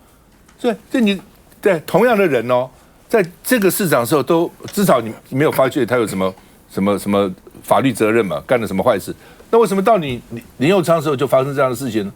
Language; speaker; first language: Chinese; native; Chinese